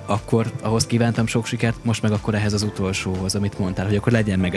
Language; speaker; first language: Hungarian; native; Hungarian